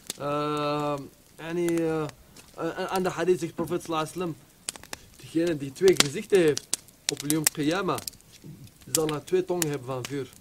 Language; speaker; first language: Dutch; early bilingual, other home language; Arabic